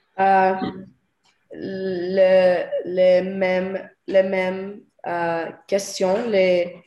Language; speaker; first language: French; non-native, learner; English